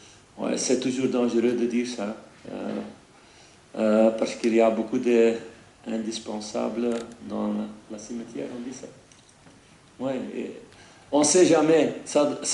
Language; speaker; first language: French; non-native, fluent; Dutch